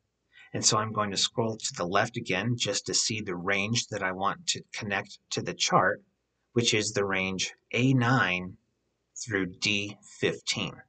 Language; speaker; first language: English; native; English